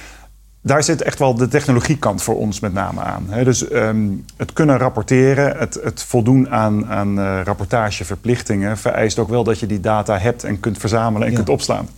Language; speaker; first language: Dutch; native; Dutch